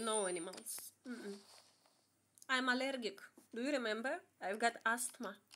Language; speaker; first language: English; non-native, learner; Russian